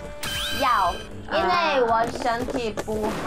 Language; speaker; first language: Chinese; non-native, fluent; Korean